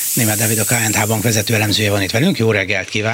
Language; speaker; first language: Hungarian; native; Hungarian